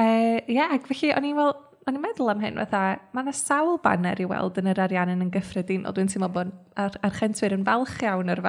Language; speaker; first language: Welsh; native; Welsh